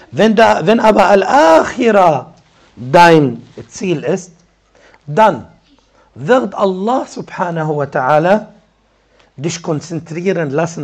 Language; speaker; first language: German; non-native, fluent; Arabic